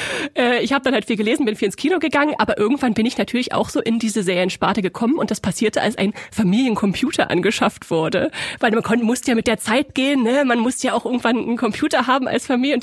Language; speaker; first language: German; native; German